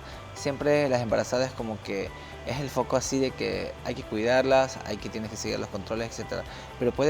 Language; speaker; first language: Spanish; native; Spanish